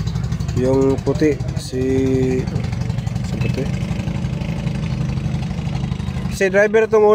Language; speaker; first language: Filipino; non-native, local second language; Cebuano